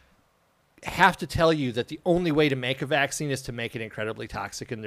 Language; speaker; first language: English; native; English